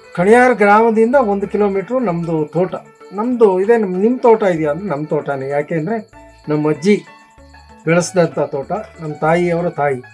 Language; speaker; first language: Kannada; native; Kannada